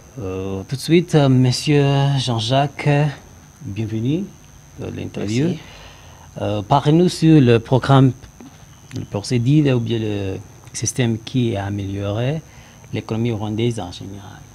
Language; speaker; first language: French; non-native, learner; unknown